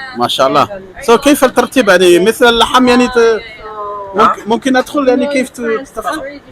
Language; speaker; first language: Arabic; non-native, learner; French